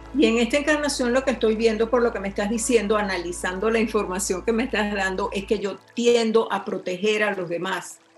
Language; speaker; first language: Spanish; native; Spanish